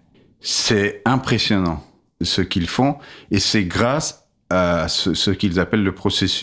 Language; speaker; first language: French; non-native, fluent; Russian